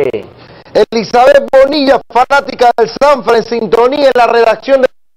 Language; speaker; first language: Spanish; native; Spanish